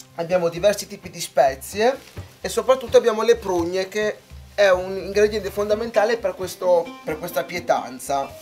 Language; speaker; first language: Italian; non-native, fluent; Persian